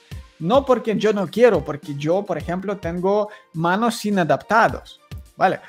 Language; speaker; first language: Spanish; non-native, learner; Ukrainian